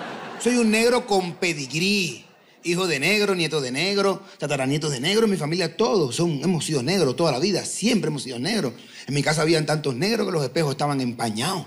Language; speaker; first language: Spanish; native; Spanish